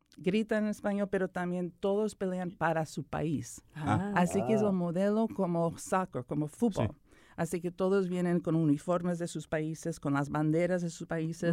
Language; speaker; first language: Spanish; early bilingual, heritage; Spanish